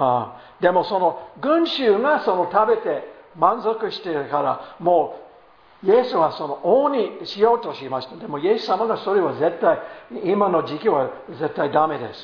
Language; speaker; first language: Japanese; non-native, fluent; English